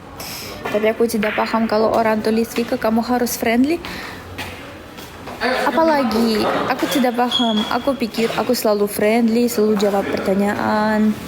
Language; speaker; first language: Indonesian; non-native, learner; Russian